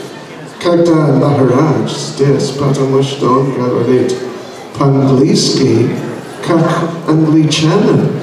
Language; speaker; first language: Russian; non-native, learner; English